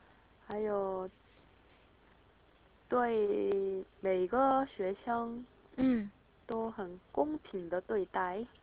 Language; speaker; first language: Chinese; non-native, learner; Korean